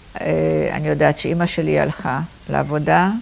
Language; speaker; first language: Hebrew; non-native, fluent; Polish